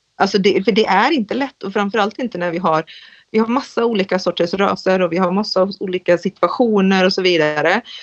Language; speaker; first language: Swedish; native; Swedish